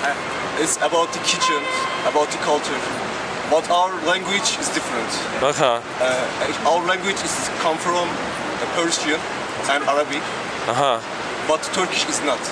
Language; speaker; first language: English; non-native, learner; Kurdish